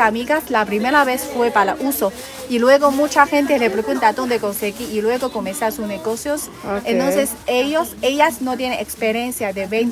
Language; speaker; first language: Spanish; non-native, learner; Chinese